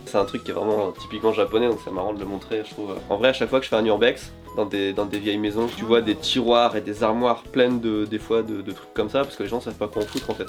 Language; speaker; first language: French; native; French